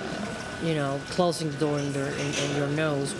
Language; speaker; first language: English; non-native, fluent; Spanish